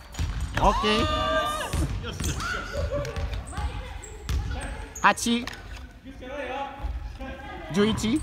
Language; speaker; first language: Japanese; non-native, learner; Filipino